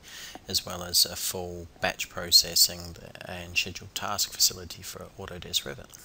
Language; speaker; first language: English; native; English